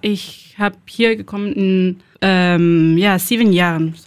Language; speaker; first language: German; non-native, learner; Spanish